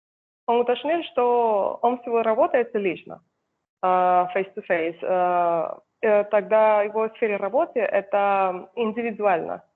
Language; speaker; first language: Russian; non-native, fluent; Spanish